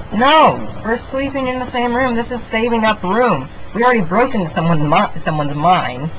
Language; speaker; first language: English; native; English